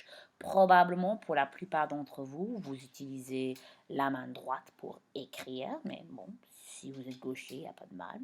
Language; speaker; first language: French; non-native, fluent; English